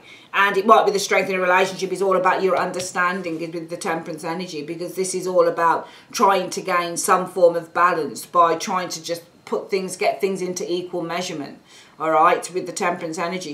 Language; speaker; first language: English; native; English